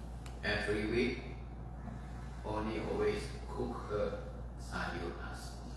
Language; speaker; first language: English; non-native, fluent; Indonesian